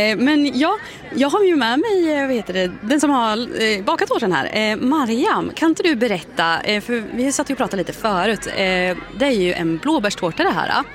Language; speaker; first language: Swedish; native; Swedish